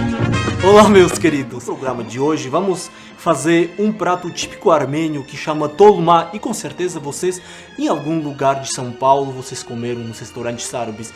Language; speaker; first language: Portuguese; non-native, fluent; Armenian